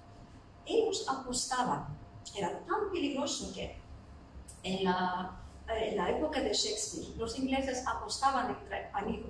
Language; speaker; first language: Spanish; non-native, fluent; Turkish